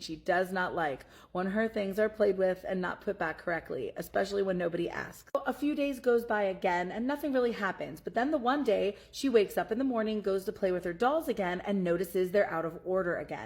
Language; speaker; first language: English; native; English